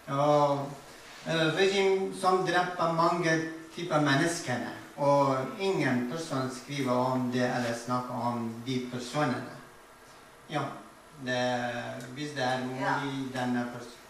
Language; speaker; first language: Norwegian; non-native, fluent; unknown